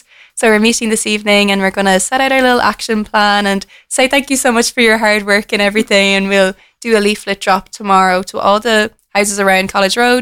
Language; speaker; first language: English; native; English